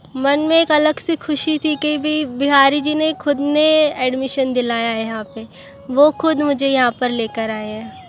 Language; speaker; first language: Hindi; non-native, local second language; Marathi